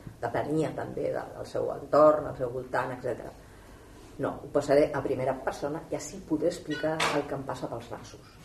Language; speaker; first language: Catalan; non-native, local second language; Spanish